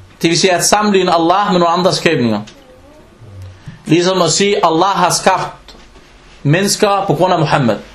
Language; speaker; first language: Danish; non-native, fluent; Arabic